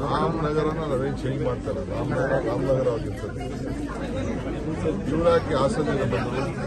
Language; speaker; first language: Kannada; native; Kannada